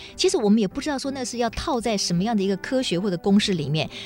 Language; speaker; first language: Chinese; non-native, local second language; Min Nan Chinese